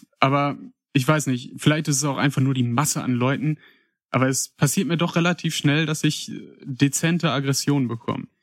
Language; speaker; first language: German; native; German